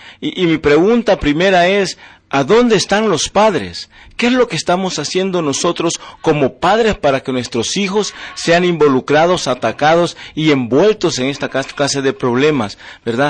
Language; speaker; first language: Spanish; native; Spanish